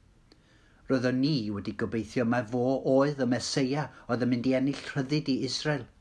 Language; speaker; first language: Welsh; native; Welsh